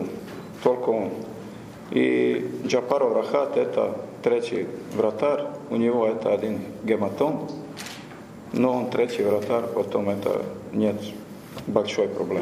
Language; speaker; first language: Russian; non-native, learner; Croatian